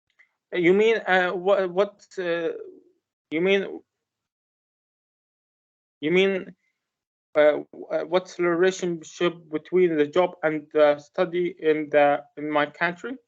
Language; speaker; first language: English; non-native, learner; Arabic